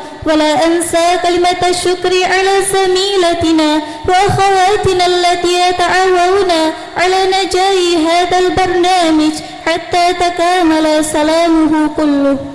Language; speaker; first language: Arabic; non-native, learner; Indonesian